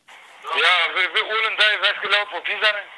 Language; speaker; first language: Danish; non-native, learner; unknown